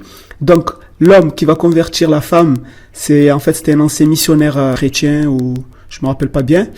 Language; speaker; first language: French; native; French